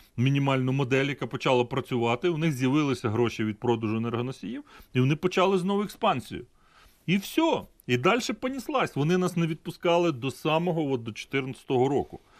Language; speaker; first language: Ukrainian; native; Ukrainian